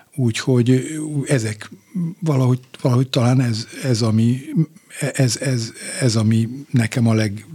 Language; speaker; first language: Hungarian; non-native, fluent; Turkish